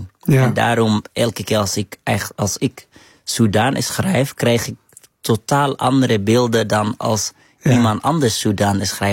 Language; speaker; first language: Dutch; non-native, fluent; Arabic